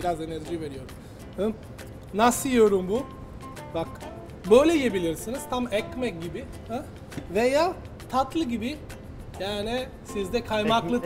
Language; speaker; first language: Turkish; non-native, learner; Italian